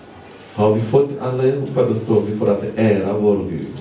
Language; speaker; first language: Swedish; non-native, learner; Lingala